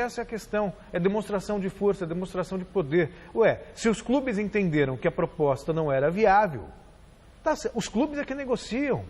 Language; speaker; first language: Portuguese; native; Portuguese